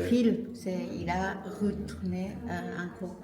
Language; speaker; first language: French; non-native, learner; Japanese